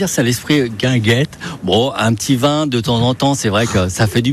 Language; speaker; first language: French; native; French